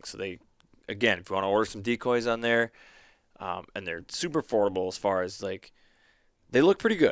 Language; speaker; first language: English; native; English